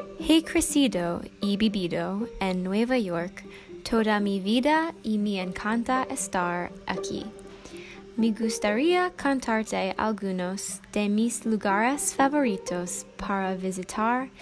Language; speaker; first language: Spanish; non-native, learner; English